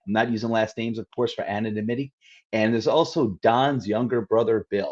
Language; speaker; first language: English; native; English